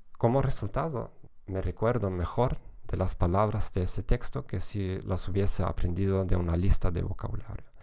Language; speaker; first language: Spanish; non-native, fluent; German